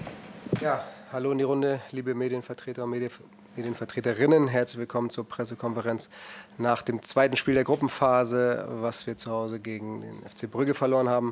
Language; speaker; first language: German; native; German